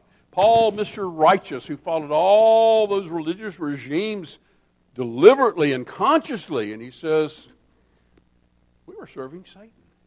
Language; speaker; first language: English; native; English